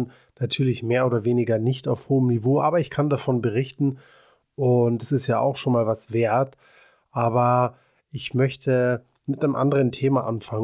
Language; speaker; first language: German; native; German